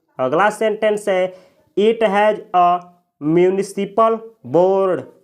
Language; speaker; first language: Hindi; native; Hindi